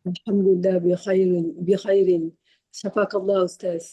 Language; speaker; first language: Arabic; non-native, learner; Malay